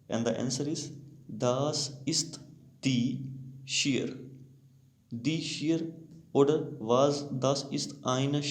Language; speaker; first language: German; non-native, fluent; Hindi